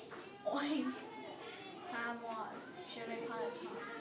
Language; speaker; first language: French; non-native, learner; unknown